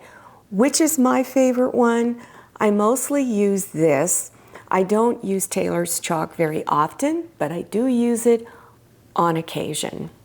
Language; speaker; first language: English; native; English